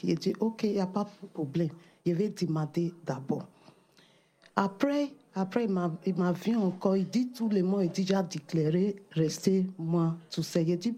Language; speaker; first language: French; non-native, learner; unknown